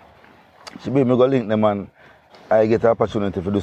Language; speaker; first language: English; non-native, local second language; Jamaican Creole English